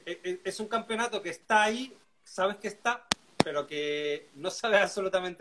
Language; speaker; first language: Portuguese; non-native, learner; Spanish